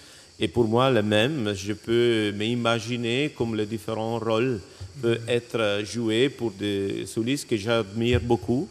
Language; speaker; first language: French; non-native, fluent; Italian